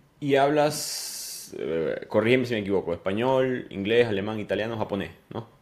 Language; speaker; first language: Spanish; native; Spanish